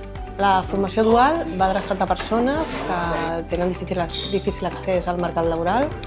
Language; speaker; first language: Catalan; native; Catalan